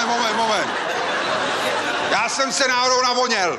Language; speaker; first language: Czech; native; Czech